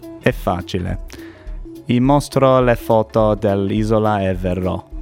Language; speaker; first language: Italian; non-native, learner; English